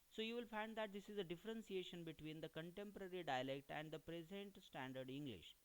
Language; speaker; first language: English; non-native, local second language; Marathi